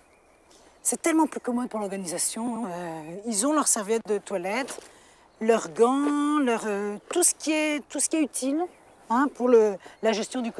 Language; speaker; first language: French; native; French